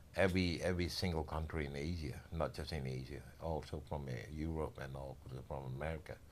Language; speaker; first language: English; non-native, learner; Indonesian